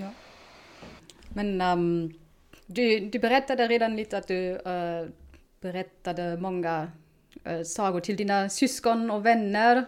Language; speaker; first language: Swedish; non-native, fluent; German